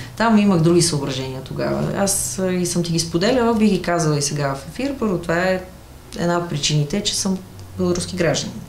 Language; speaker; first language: Bulgarian; early bilingual, other home language; Russian